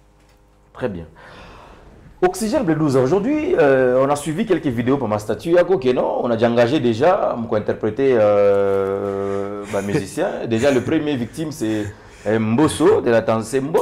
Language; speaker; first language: French; non-native, local second language; Swahili